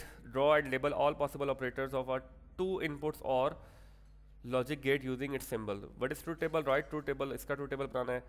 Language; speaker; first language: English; non-native, local second language; Urdu